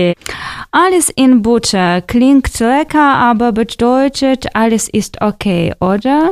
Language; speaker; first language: German; non-native, fluent; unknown